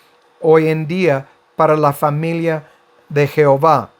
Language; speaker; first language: Spanish; non-native, fluent; English